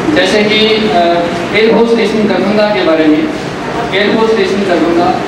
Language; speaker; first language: Hindi; native; Hindi